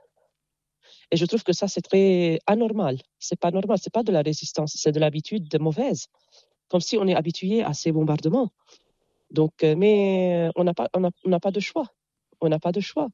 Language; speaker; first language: French; non-native, local second language; Arabic